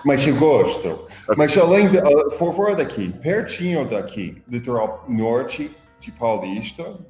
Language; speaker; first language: Portuguese; non-native, fluent; English